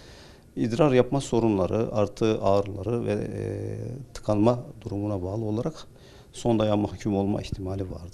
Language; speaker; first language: Turkish; native; Turkish